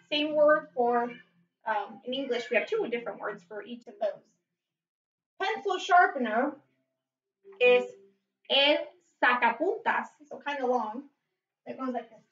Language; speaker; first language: English; native; English